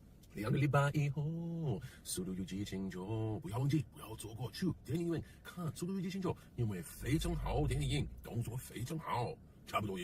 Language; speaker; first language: Chinese; non-native, learner; English